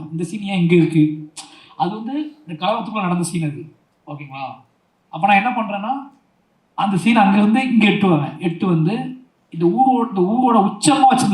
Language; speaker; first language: Tamil; native; Tamil